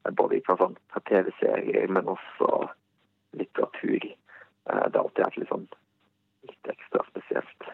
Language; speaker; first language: Norwegian; early bilingual, other home language; Bosnian